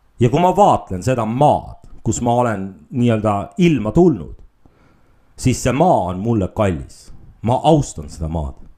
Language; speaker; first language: Estonian; non-native, local second language; Russian